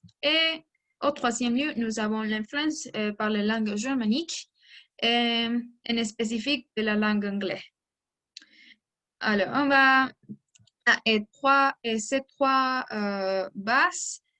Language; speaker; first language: French; non-native, learner; Spanish